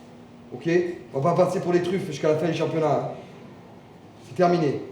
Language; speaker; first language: French; native; French